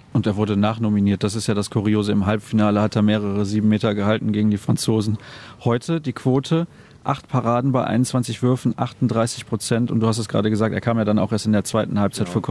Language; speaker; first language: German; native; German